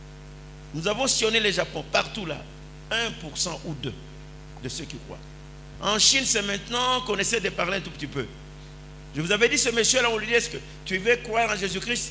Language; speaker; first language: French; non-native, local second language; Lingala